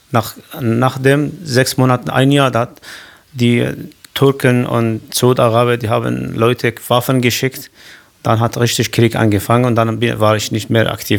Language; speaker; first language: German; non-native, learner; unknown